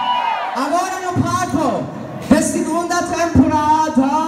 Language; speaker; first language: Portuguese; non-native, learner; Spanish